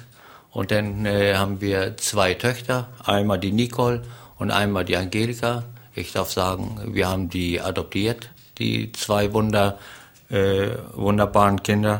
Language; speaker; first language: German; native; German